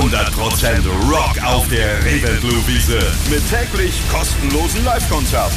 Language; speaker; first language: German; native; German